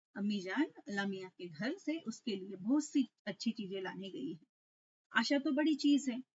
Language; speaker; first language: Hindi; non-native, local second language; Telugu